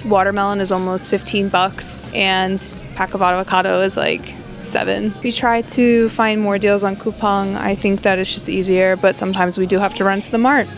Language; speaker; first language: English; native; English